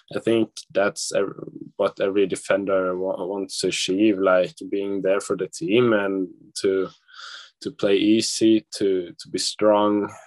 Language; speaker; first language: English; non-native, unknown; Swedish